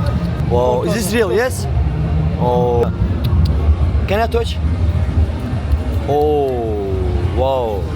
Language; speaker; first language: English; non-native, learner; Azerbaijani